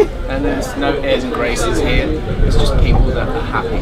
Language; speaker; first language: English; native; English